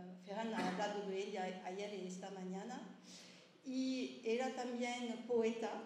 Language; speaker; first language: Spanish; early bilingual, heritage; French